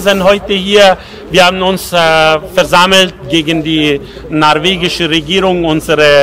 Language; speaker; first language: German; non-native, learner; Persian